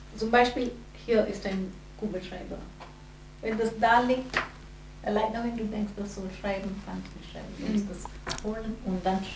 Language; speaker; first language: German; non-native, fluent; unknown